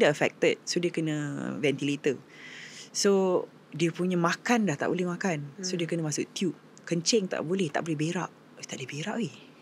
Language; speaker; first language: Malay; native; Malay